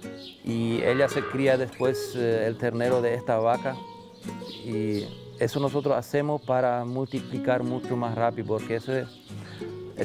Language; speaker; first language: Spanish; non-native, local second language; German